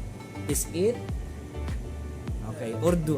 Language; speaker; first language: English; non-native, learner; Filipino